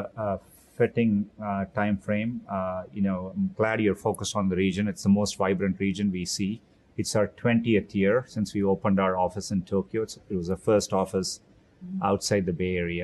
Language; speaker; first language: English; non-native, local second language; Tamil